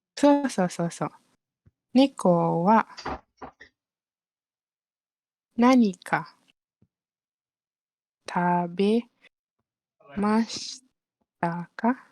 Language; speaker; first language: Japanese; non-native, learner; Malay